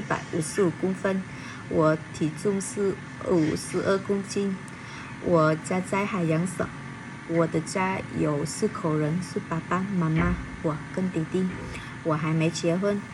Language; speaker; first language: Chinese; non-native, learner; Vietnamese